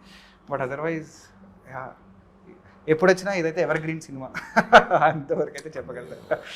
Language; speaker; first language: Telugu; native; Telugu